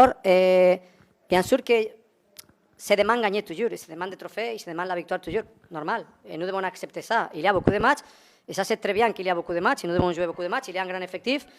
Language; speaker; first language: French; non-native, learner; Spanish